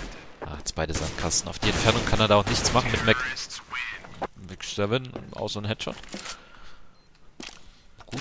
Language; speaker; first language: German; native; German